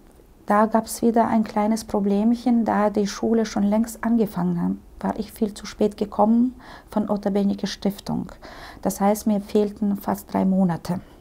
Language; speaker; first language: German; early bilingual, heritage; Russian